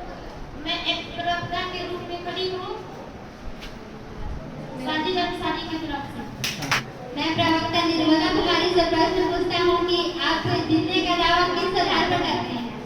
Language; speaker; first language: Hindi; native; Hindi